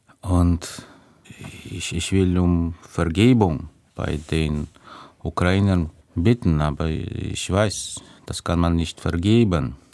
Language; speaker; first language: German; non-native, fluent; Russian